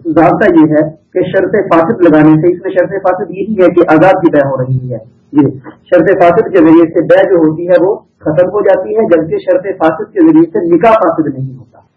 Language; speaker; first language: Urdu; native; Urdu